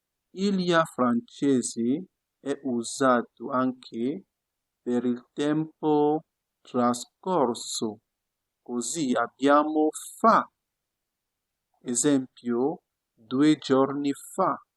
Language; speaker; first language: Italian; non-native, fluent; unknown